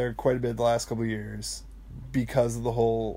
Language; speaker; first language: English; native; English